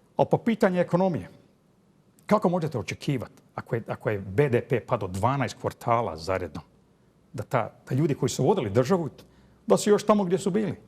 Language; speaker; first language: Bosnian; early bilingual, heritage; Croatian